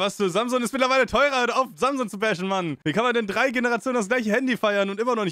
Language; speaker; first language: German; native; German